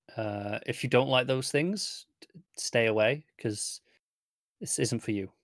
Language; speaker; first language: English; native; English